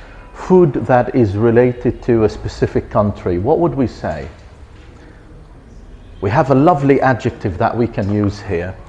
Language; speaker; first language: English; non-native, fluent; Arabic